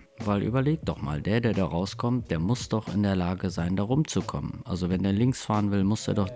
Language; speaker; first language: German; native; German